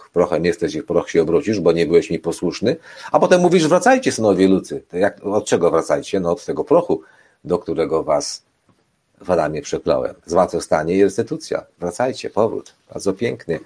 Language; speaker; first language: Polish; native; Polish